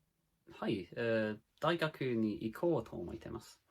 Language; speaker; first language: Japanese; non-native, learner; English